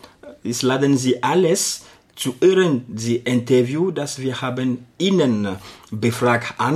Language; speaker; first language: German; non-native, learner; Arabic